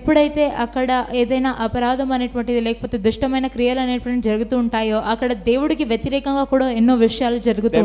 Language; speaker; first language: Telugu; native; Telugu